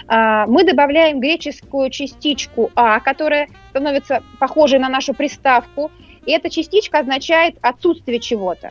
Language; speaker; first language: Russian; native; Russian